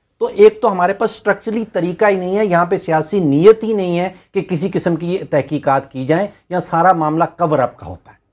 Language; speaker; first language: Urdu; native; Urdu